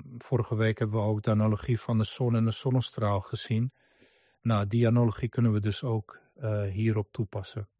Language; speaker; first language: Dutch; non-native, fluent; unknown